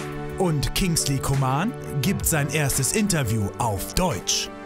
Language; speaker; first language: German; native; German